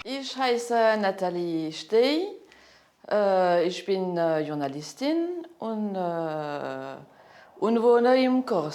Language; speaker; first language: German; non-native, local second language; French